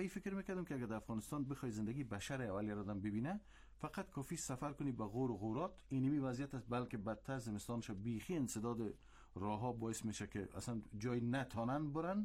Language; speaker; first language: Persian; native; Persian